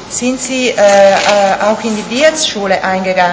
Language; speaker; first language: German; non-native, fluent; Italian